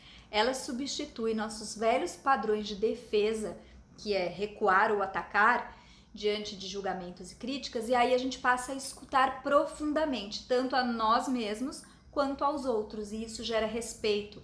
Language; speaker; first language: Portuguese; native; Portuguese